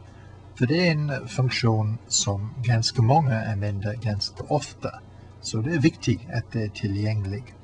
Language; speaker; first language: Swedish; non-native, learner; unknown